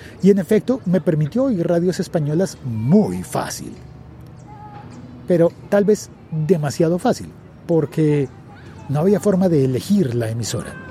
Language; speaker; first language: Spanish; native; Spanish